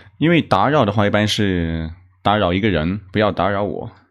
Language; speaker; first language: Chinese; native; Chinese